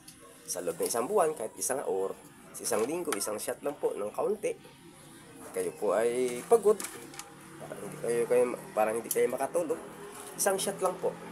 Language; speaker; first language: Filipino; native; Filipino